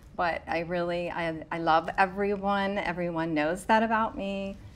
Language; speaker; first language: English; native; English